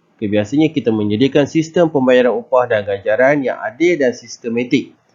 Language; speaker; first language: Malay; native; Malay